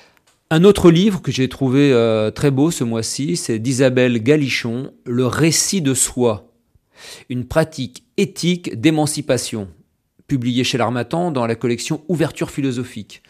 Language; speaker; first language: French; native; French